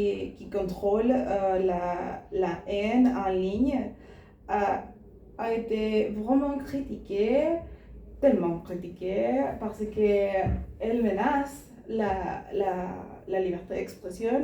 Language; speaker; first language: French; non-native, learner; Spanish